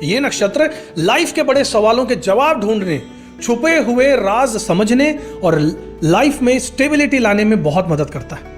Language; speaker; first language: Hindi; native; Hindi